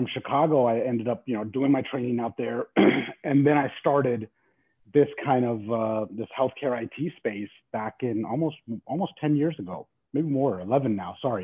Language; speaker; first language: English; native; English